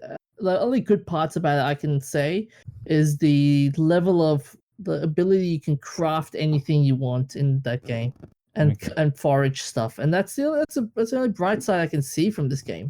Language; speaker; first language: English; native; English